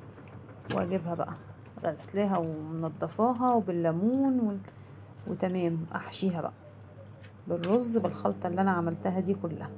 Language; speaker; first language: Arabic; native; Arabic